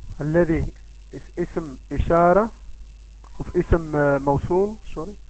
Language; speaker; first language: Arabic; non-native, learner; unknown